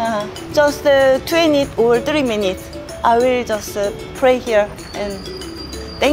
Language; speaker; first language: English; non-native, learner; Korean